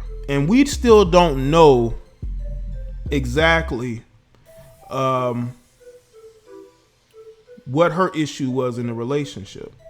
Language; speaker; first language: English; native; English